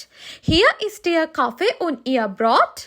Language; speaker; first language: German; non-native, learner; Sinhala